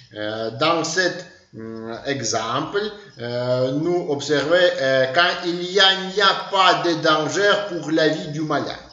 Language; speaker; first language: French; non-native, learner; Ukrainian